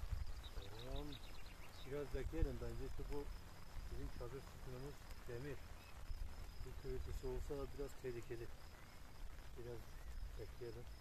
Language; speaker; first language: Turkish; non-native, fluent; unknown